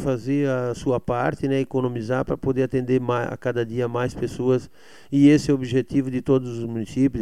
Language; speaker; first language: Portuguese; native; Portuguese